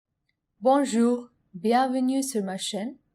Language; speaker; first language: French; non-native, fluent; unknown